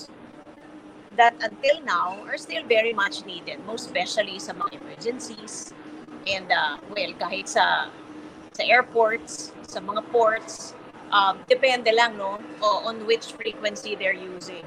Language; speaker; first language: English; non-native, local second language; Filipino